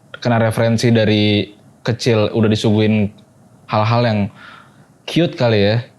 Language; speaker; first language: Indonesian; native; Indonesian